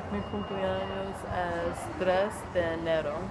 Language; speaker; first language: Spanish; non-native, learner; English